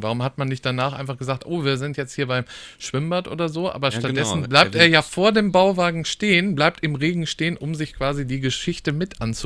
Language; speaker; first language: German; native; German